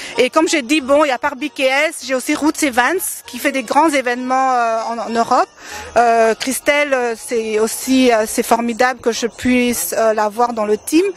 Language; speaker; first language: French; non-native, local second language; Lingala